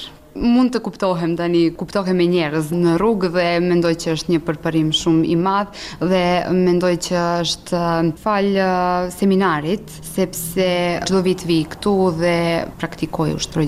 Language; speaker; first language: Albanian; non-native, fluent; Serbian